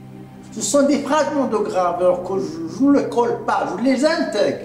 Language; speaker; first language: French; non-native, local second language; Arabic